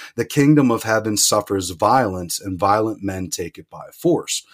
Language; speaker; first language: English; native; English